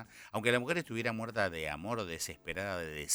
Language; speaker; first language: Spanish; native; Spanish